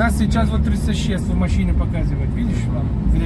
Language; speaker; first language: Russian; non-native, fluent; Hindi